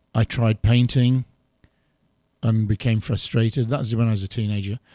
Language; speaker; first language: English; native; English